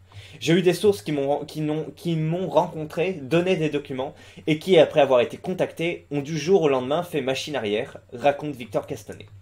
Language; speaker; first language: French; native; French